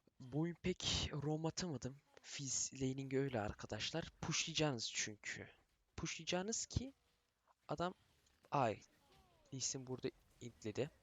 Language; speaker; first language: Turkish; early bilingual, heritage; Turkish